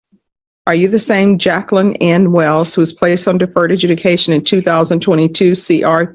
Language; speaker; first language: English; native; English